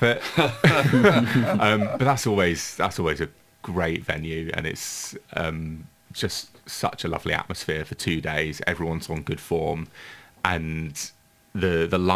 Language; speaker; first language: English; native; English